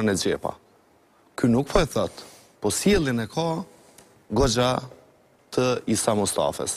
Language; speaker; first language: Albanian; native; Albanian